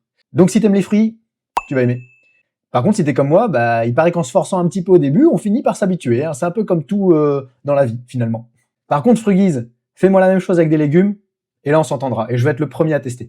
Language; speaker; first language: French; native; French